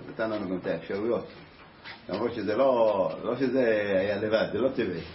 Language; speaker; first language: Hebrew; native; Hebrew